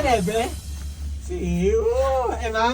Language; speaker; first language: Italian; non-native, learner; Filipino